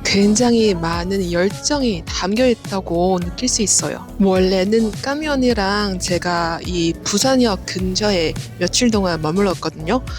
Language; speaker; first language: Korean; non-native, fluent; Vietnamese